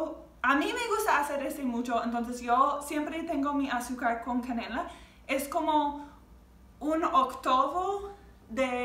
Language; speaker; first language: Spanish; non-native, learner; English